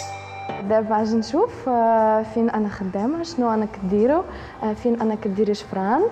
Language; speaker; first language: Arabic; non-native, learner; Russian